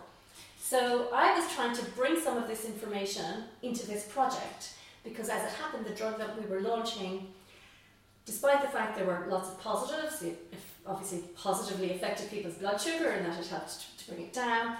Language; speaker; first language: English; native; English